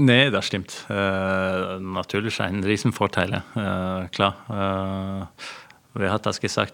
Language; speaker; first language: German; non-native, fluent; Norwegian